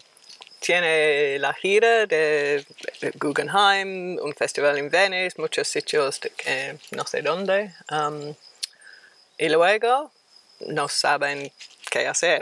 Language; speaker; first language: Spanish; non-native, fluent; English